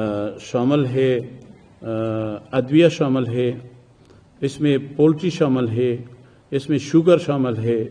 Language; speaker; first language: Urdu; non-native, fluent; Persian